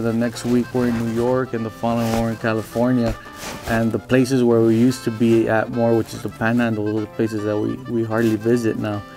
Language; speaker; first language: English; early bilingual, other home language; Spanish